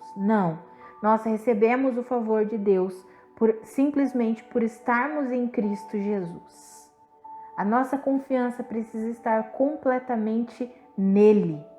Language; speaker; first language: Portuguese; native; Portuguese